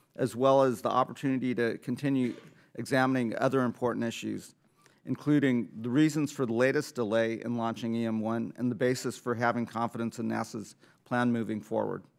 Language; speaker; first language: English; native; English